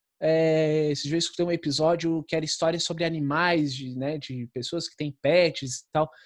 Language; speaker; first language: Portuguese; native; Portuguese